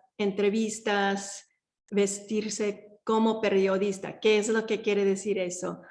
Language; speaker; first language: Spanish; early bilingual, heritage; Spanish